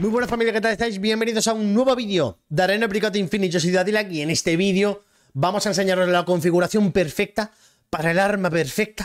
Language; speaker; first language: Spanish; native; Spanish